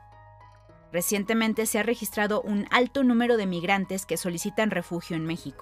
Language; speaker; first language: Spanish; native; Spanish